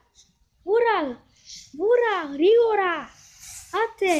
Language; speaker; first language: Greek; early bilingual, heritage; Greek